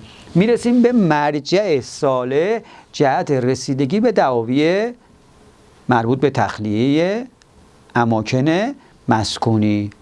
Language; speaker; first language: Persian; native; Persian